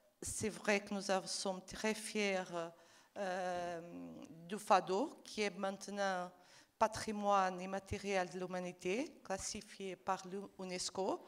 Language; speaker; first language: French; non-native, fluent; Portuguese